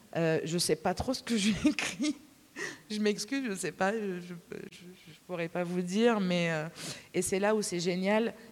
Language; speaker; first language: French; native; French